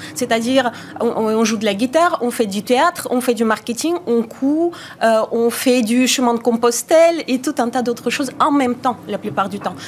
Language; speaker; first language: French; non-native, fluent; Bulgarian